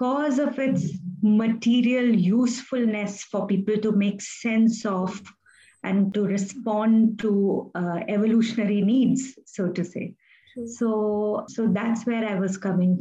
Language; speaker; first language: English; non-native, local second language; Hindi